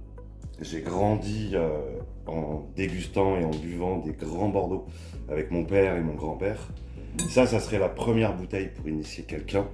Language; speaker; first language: French; native; French